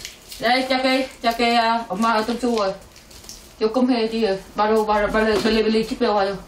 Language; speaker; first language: Korean; non-native, learner; Vietnamese